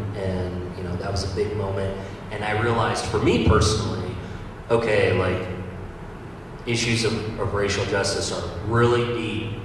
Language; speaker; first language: English; native; English